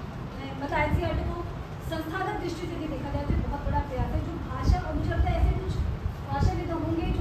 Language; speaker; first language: Hindi; native; Hindi